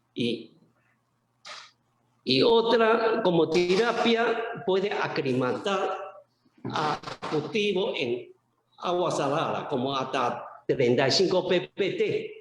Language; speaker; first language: Spanish; non-native, learner; Chinese